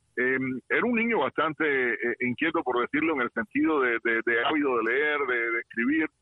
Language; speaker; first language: Spanish; native; Spanish